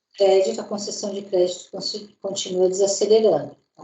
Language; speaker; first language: Portuguese; native; Portuguese